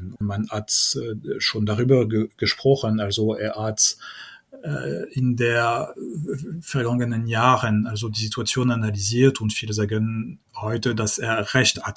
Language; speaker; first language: German; non-native, fluent; French